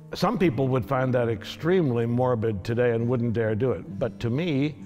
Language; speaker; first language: English; native; English